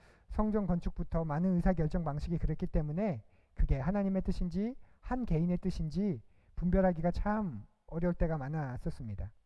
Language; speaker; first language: Korean; native; Korean